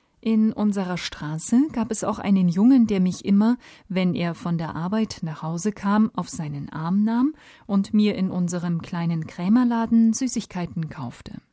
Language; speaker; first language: German; native; German